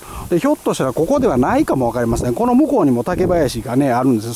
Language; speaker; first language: Japanese; native; Japanese